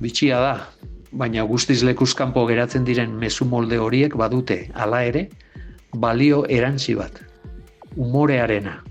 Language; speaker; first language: Basque; native; Basque